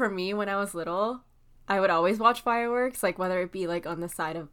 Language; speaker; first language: English; non-native, local second language; Filipino